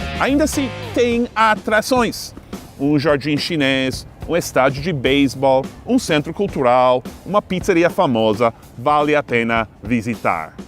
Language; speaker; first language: Portuguese; non-native, fluent; English